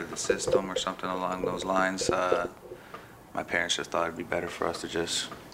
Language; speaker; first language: English; native; English